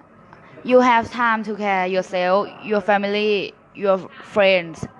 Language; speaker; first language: English; non-native, learner; Thai